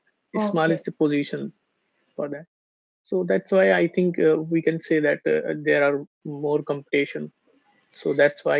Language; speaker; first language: English; non-native, learner; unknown